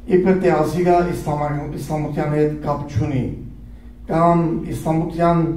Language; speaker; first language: Armenian; early bilingual, heritage; Armenian